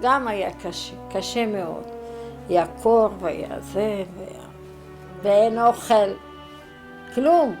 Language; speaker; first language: Hebrew; non-native, fluent; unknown